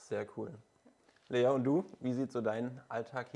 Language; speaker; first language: German; native; German